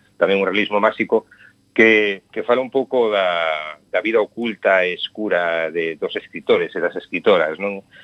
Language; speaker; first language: Galician; native; Galician